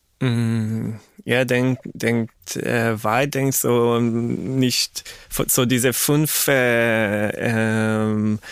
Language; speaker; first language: German; non-native, fluent; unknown